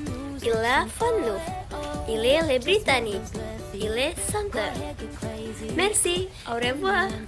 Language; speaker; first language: French; non-native, learner; Indonesian